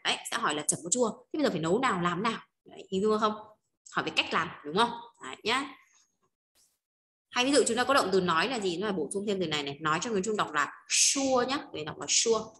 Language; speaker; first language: Vietnamese; native; Vietnamese